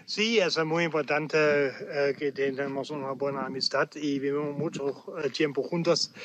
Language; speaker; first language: Spanish; non-native, learner; German